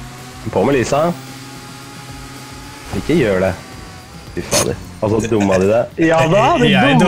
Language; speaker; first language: Norwegian; native; Norwegian